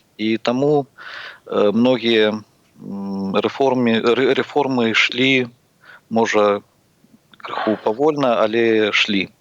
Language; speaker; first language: Belarusian; native; Belarusian